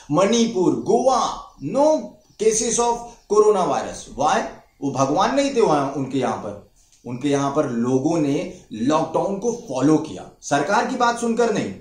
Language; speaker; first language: Hindi; non-native, local second language; Marathi